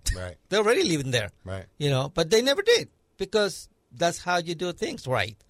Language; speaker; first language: English; non-native, fluent; Spanish